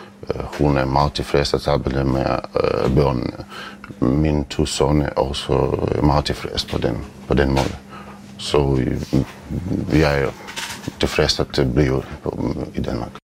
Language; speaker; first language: Danish; non-native, learner; Ukrainian